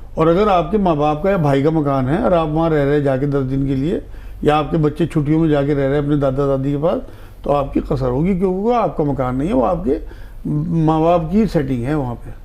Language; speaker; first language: Hindi; native; Hindi